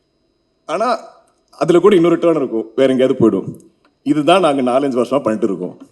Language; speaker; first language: Tamil; non-native, local second language; Malayalam